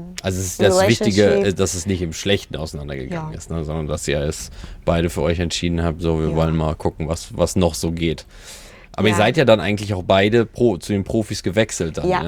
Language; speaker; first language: German; native; German